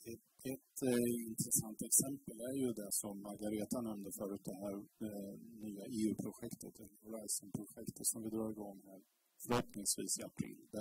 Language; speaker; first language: Swedish; native; Swedish